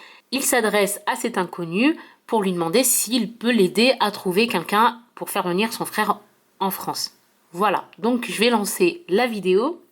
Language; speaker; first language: French; early bilingual, heritage; French